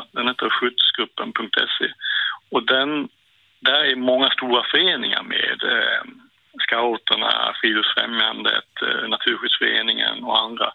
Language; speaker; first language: Swedish; native; Swedish